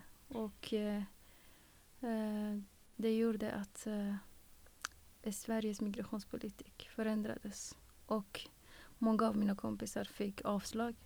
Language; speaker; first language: Swedish; non-native, fluent; Persian